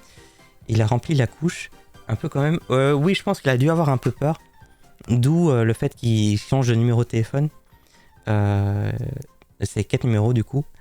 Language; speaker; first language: French; native; French